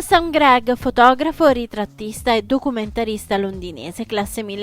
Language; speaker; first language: Italian; native; Italian